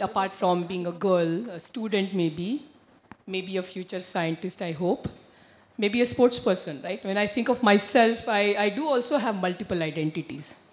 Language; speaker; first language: English; non-native, local second language; Marathi